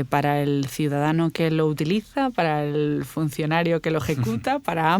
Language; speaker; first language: Spanish; native; Spanish